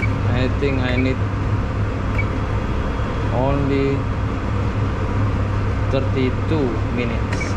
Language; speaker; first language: English; non-native, learner; Indonesian